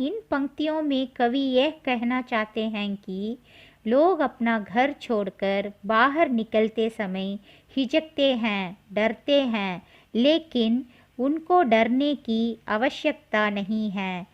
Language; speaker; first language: Hindi; non-native, local second language; Tamil